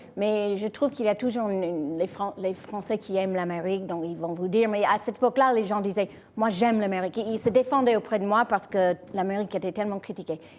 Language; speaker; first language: French; non-native, fluent; English